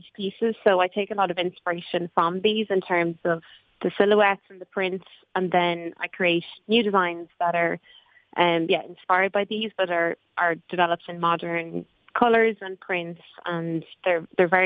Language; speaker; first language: English; native; English